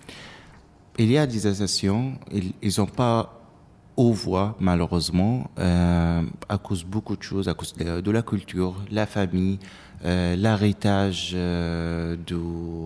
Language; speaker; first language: French; non-native, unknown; Arabic